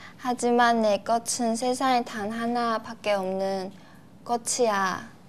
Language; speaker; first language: Korean; non-native, fluent; Chinese